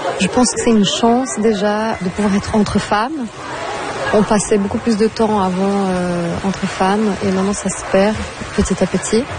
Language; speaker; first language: French; non-native, fluent; Portuguese